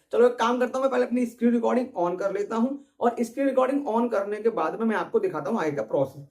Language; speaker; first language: Hindi; native; Hindi